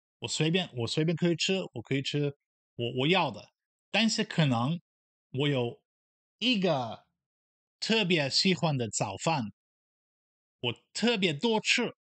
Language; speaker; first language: Chinese; non-native, fluent; Dutch